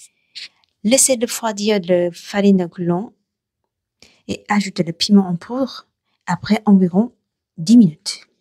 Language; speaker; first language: French; non-native, learner; Korean